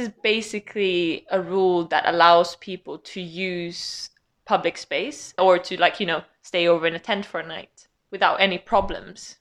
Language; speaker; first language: English; non-native, fluent; Swedish